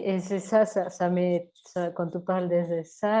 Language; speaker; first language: French; non-native, learner; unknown